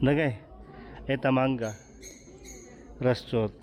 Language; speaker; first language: Russian; non-native, learner; Filipino